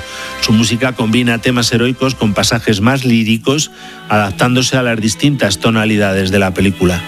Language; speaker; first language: Spanish; native; Spanish